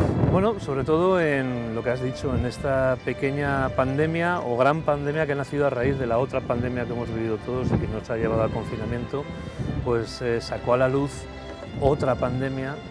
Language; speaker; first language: Spanish; native; Spanish